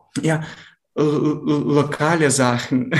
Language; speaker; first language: German; non-native, learner; Ukrainian